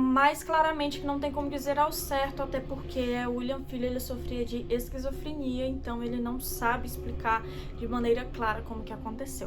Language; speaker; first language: Portuguese; native; Portuguese